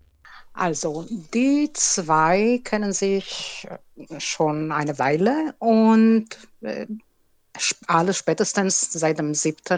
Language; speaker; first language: German; non-native, fluent; Hebrew